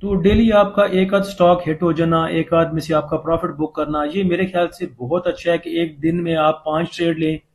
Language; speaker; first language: Hindi; native; Hindi